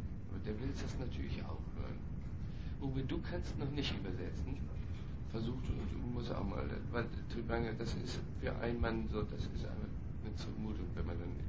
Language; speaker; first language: German; native; German